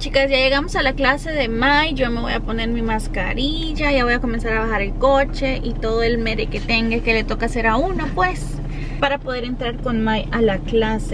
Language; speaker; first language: Spanish; native; Spanish